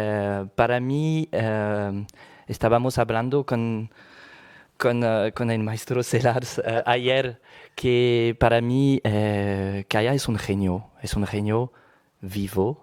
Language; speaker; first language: Spanish; non-native, fluent; French